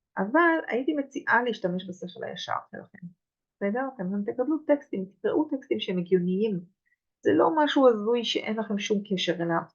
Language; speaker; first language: Hebrew; native; Hebrew